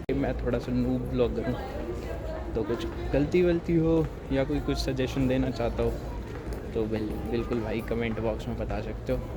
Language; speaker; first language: Hindi; native; Hindi